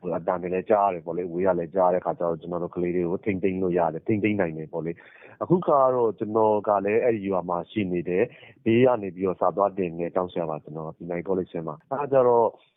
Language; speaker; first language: Burmese; native; Burmese